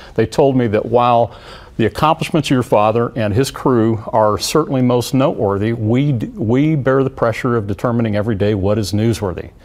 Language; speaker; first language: English; native; English